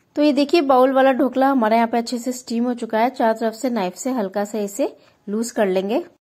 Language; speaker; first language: Hindi; native; Hindi